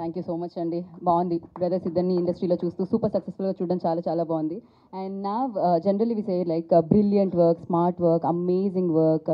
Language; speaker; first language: Telugu; native; Telugu